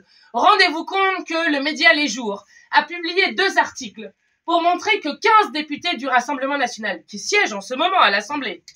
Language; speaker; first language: French; native; French